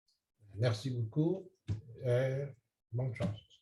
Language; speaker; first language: French; early bilingual, heritage; Hebrew